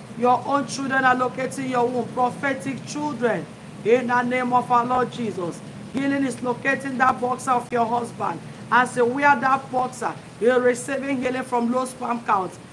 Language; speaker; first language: English; non-native, local second language; Igbo